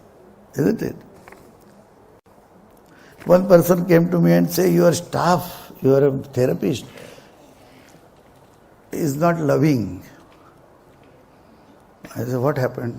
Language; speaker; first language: English; non-native, local second language; Marathi